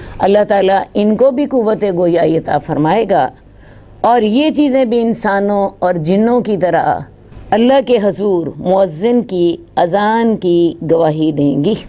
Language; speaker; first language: Urdu; non-native, local second language; Punjabi